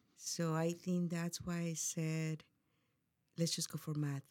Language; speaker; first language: English; non-native, fluent; Spanish